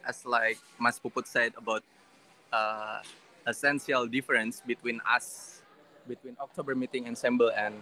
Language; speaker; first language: English; non-native, learner; Indonesian